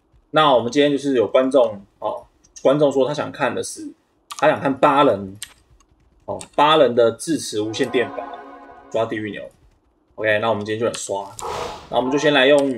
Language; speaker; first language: Chinese; native; Chinese